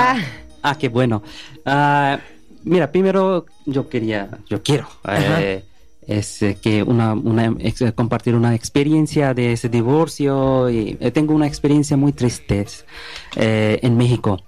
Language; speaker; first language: Spanish; non-native, learner; Bangla